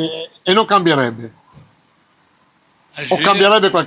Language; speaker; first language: Italian; native; Italian